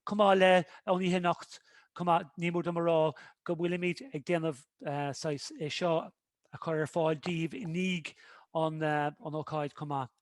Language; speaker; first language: Irish; native; Irish